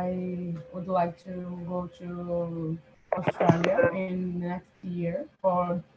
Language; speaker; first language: English; non-native, learner; Portuguese